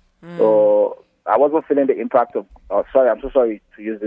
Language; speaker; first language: English; non-native, local second language; Igbo